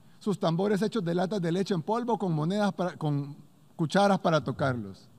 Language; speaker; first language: Spanish; native; Spanish